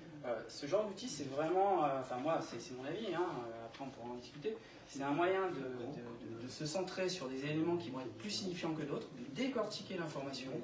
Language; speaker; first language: French; native; French